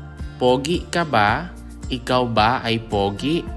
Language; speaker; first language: Filipino; non-native, local second language; Hiligaynon